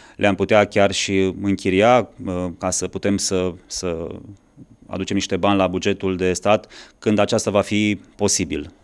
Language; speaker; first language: Romanian; native; Romanian